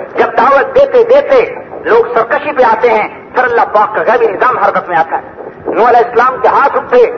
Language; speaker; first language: Urdu; non-native, local second language; Punjabi